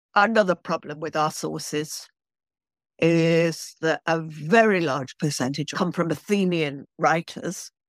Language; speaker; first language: English; native; English